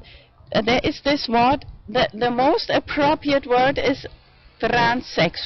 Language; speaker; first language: English; non-native, fluent; German